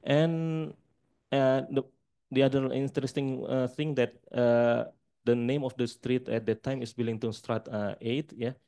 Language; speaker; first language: English; non-native, fluent; Indonesian